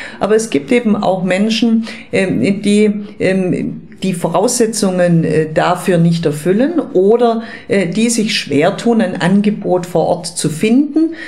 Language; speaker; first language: German; native; German